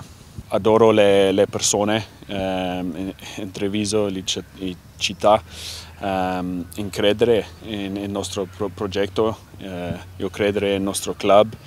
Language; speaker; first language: Italian; non-native, learner; English